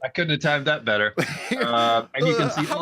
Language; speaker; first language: English; native; English